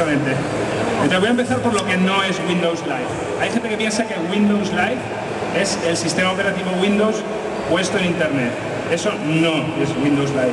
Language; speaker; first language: Spanish; native; Spanish